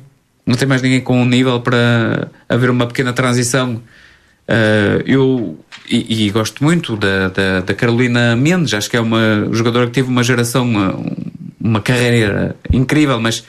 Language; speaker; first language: Portuguese; native; Portuguese